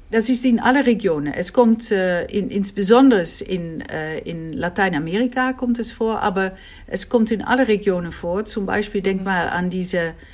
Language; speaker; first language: German; non-native, fluent; Dutch